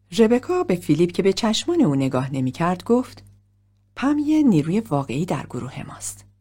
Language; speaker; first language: Persian; native; Persian